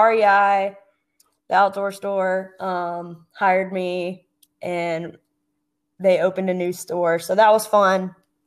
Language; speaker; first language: English; native; English